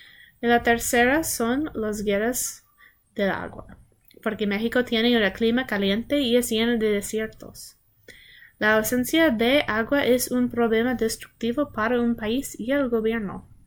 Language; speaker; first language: Spanish; non-native, learner; English